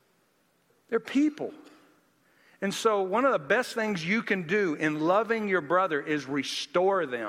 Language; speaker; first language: English; native; English